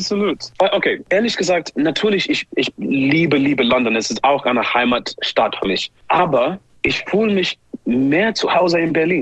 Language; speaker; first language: German; non-native, fluent; English